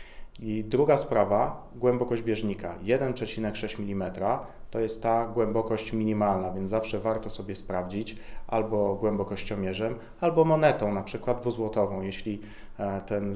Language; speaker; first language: Polish; native; Polish